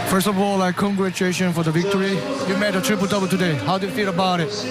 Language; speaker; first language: English; non-native, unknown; Korean